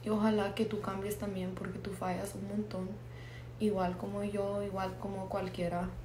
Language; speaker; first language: Spanish; early bilingual, heritage; Spanish